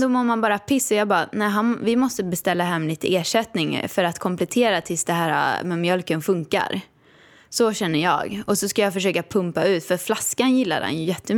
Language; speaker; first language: Swedish; native; Swedish